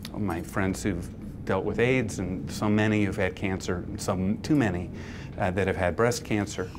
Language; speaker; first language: English; native; English